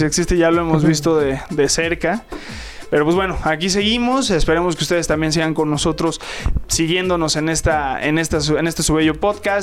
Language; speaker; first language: Spanish; native; Spanish